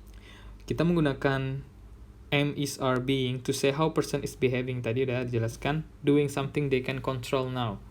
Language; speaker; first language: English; non-native, fluent; Indonesian